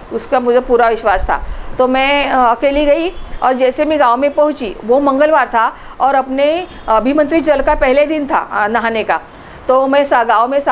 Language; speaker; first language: Hindi; non-native, local second language; Marathi